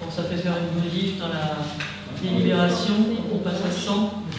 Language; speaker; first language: French; native; French